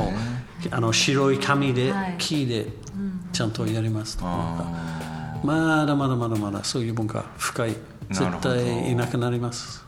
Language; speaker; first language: Japanese; non-native, learner; English